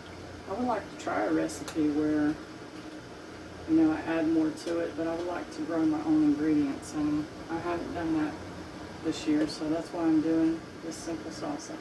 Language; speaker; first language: English; native; English